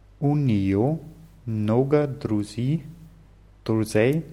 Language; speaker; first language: Russian; non-native, learner; German